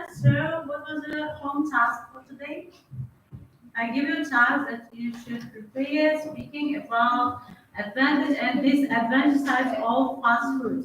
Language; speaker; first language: English; non-native, fluent; Uzbek